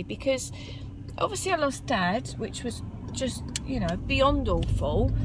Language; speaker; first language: English; native; English